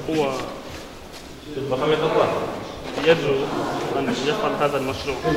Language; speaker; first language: Arabic; non-native, fluent; Kyrgyz